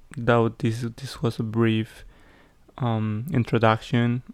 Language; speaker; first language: English; non-native, fluent; Spanish